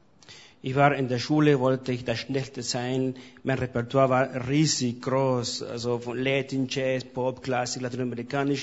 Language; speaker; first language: German; non-native, fluent; Spanish